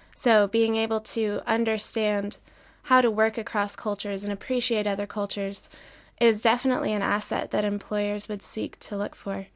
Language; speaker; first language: English; native; English